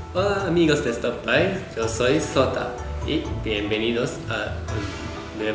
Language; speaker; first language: Spanish; non-native, learner; Japanese